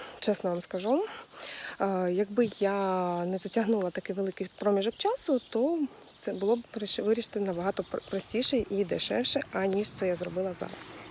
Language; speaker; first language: Ukrainian; native; Ukrainian